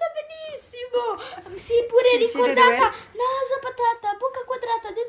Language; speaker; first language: Italian; native; Italian